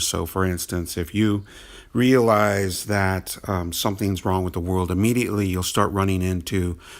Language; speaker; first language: English; native; English